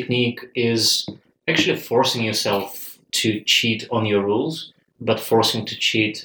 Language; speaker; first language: English; non-native, fluent; Russian